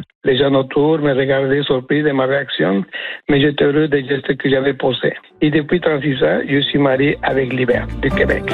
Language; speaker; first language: French; non-native, fluent; Spanish